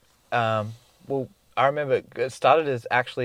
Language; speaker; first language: English; native; English